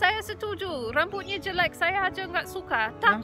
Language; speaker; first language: Indonesian; non-native, fluent; English